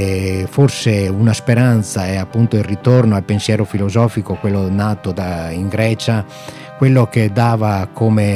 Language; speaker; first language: Italian; native; Italian